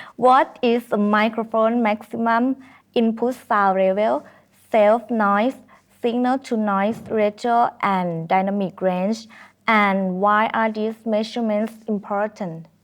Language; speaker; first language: English; non-native, learner; Thai